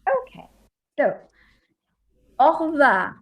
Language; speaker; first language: French; non-native, fluent; Sinhala